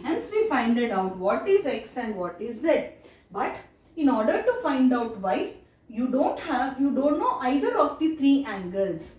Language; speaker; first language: English; non-native, local second language; Kannada